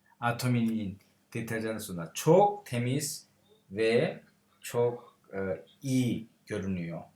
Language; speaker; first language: Turkish; non-native, learner; Korean